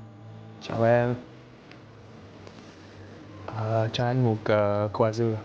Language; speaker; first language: Vietnamese; early bilingual, heritage; English